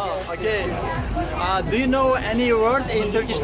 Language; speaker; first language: English; non-native, learner; Turkish